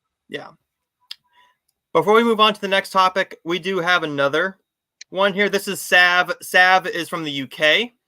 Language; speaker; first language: English; native; English